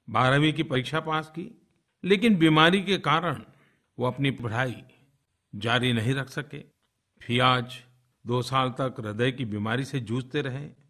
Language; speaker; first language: Hindi; non-native, local second language; Gujarati